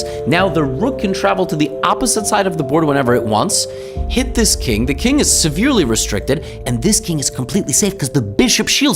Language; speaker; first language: English; native; English